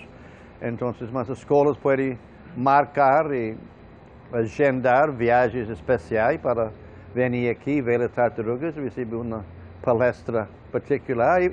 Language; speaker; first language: Portuguese; non-native, fluent; English